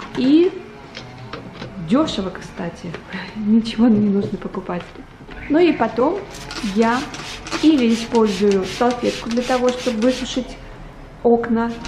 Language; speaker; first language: Russian; native; Russian